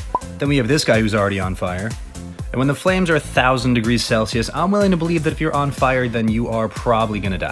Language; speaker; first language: English; native; English